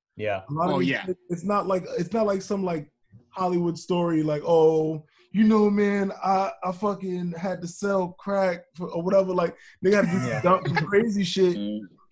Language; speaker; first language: English; native; English